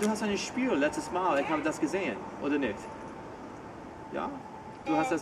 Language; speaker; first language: German; non-native, learner; English